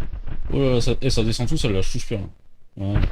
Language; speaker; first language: French; native; French